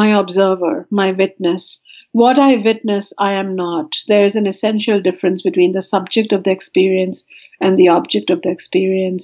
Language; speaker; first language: English; non-native, local second language; Hindi